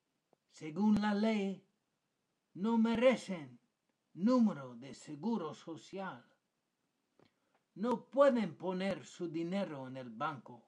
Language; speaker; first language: Spanish; non-native, fluent; English